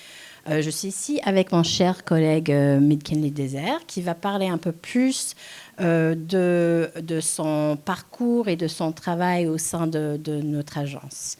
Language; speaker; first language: French; non-native, local second language; English